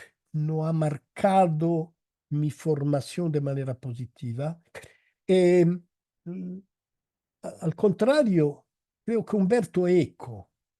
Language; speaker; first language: Spanish; non-native, fluent; Italian